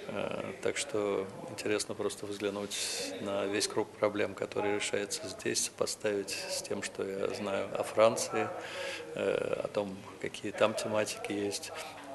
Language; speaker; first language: Russian; native; Russian